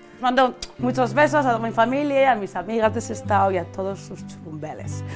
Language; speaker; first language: Spanish; native; Spanish